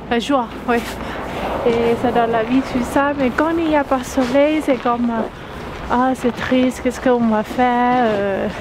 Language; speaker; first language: French; non-native, learner; Thai